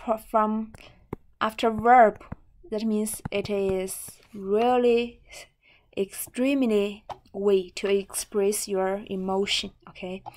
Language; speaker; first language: English; non-native, fluent; Chinese